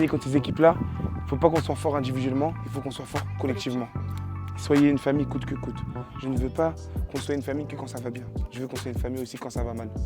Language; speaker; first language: French; native; French